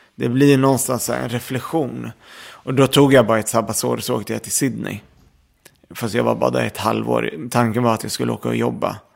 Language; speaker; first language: Swedish; early bilingual, other home language; Arabic